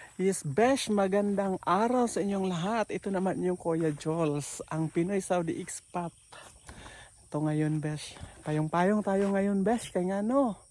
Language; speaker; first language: Filipino; non-native, local second language; Cebuano